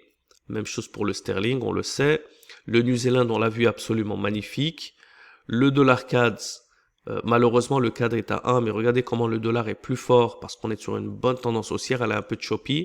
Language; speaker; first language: French; native; French